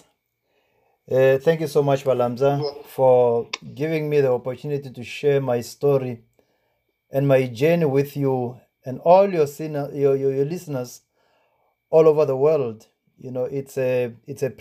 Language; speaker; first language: English; non-native, local second language; Tsonga